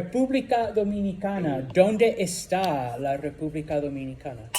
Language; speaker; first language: Spanish; non-native, fluent; English